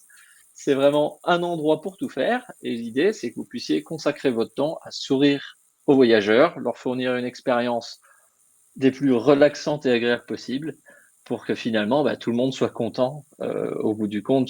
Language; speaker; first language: French; native; French